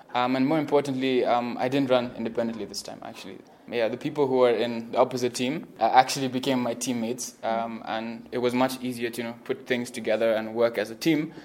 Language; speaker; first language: English; non-native, local second language; Swahili